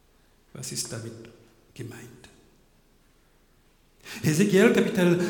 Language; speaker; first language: German; non-native, fluent; French